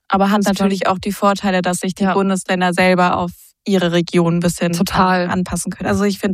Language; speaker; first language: German; native; German